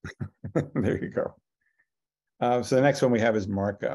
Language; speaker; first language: English; native; English